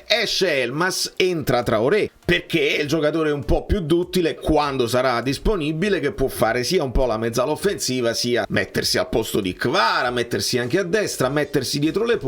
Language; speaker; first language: Italian; native; Italian